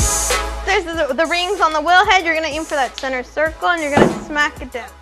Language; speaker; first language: English; native; English